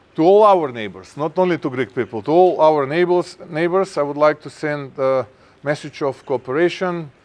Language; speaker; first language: English; non-native, fluent; Macedonian